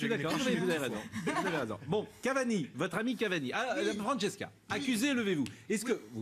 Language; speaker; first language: French; native; French